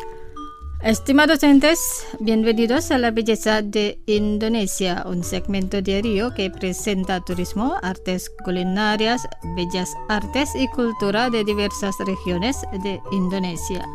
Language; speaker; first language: Spanish; non-native, fluent; Indonesian